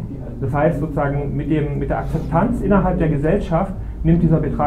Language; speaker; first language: German; native; German